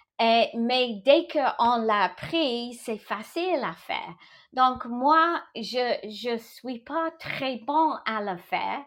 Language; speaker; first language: French; non-native, fluent; English